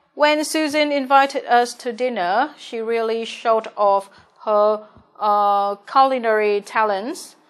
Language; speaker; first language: English; non-native, fluent; Vietnamese